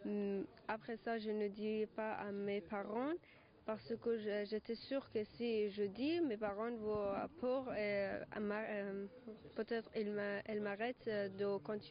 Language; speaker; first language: French; non-native, learner; Persian